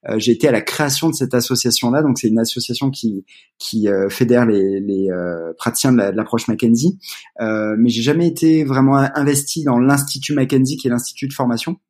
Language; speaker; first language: French; native; French